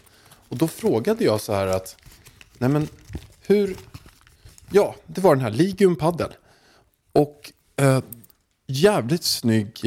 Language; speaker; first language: Swedish; native; Swedish